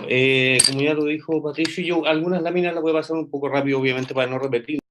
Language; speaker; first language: Spanish; native; Spanish